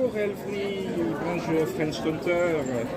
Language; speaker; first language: French; non-native, learner; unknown